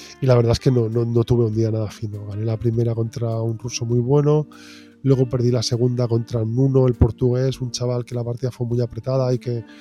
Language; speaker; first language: Spanish; native; Spanish